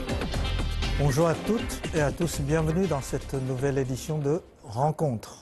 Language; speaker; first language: French; non-native, fluent; Chinese